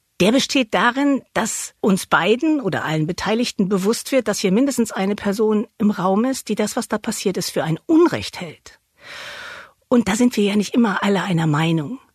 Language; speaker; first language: German; native; German